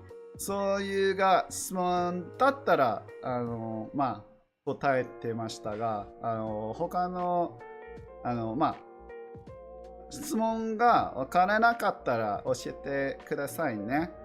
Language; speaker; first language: Japanese; non-native, learner; English